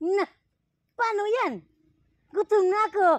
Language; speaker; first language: Filipino; non-native, local second language; Cebuano